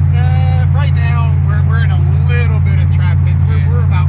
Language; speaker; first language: English; native; English